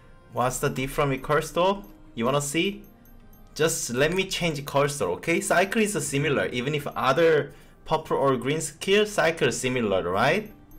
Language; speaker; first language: English; non-native, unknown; Korean